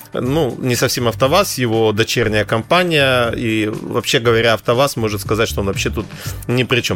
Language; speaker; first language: Russian; native; Russian